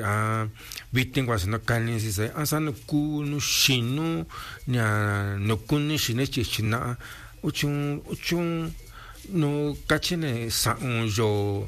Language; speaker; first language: Spanish; non-native, local second language; Mixtepec Mixtec